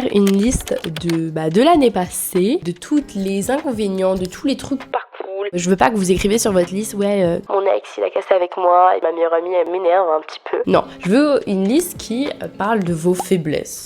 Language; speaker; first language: French; native; French